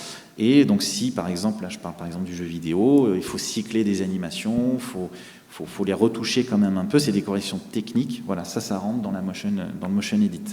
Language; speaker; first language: French; native; French